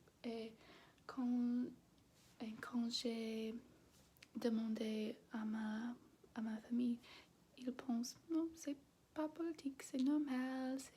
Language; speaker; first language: French; non-native, learner; English